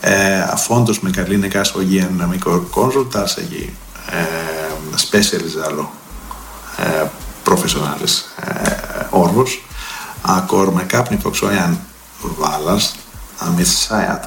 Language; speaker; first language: Hungarian; non-native, learner; Greek